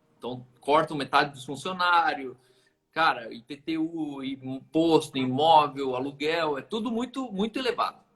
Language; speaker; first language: Portuguese; native; Portuguese